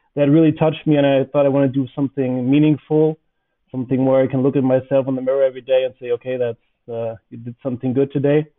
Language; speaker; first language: English; non-native, fluent; German